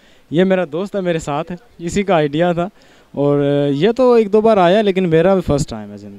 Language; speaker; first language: Hindi; non-native, local second language; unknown